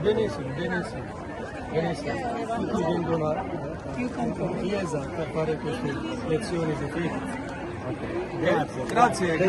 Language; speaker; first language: Italian; non-native, learner; Konkani